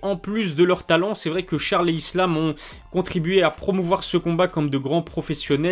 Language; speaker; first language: French; native; French